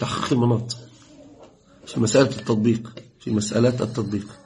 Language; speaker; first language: Arabic; native; Arabic